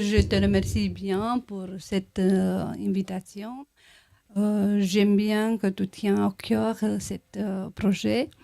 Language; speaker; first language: French; non-native, learner; Romanian